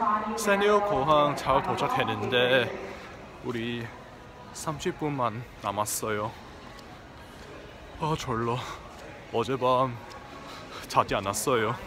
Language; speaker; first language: Korean; non-native, learner; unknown